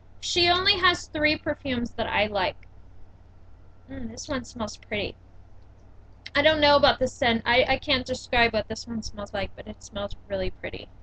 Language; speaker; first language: English; native; English